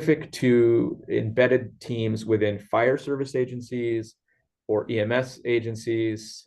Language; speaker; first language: English; native; English